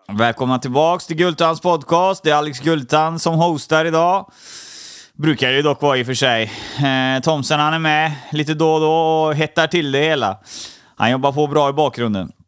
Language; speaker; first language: Swedish; native; Swedish